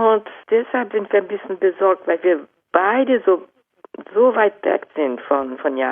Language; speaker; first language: German; non-native, fluent; Japanese